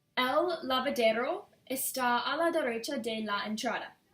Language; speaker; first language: Spanish; non-native, learner; English